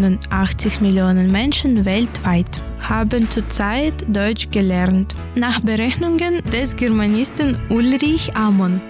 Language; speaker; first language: German; non-native, learner; Ukrainian